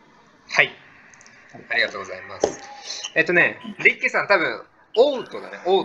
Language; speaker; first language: Japanese; native; Japanese